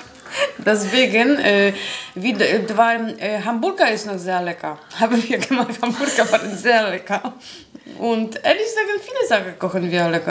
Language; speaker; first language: German; non-native, learner; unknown